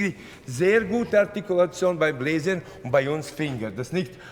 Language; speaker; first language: German; non-native, fluent; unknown